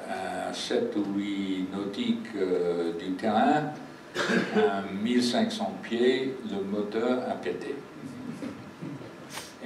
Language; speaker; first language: French; non-native, fluent; English